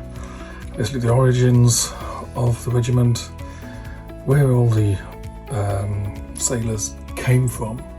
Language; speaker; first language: English; native; English